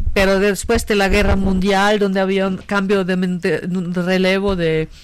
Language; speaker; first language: Spanish; non-native, fluent; German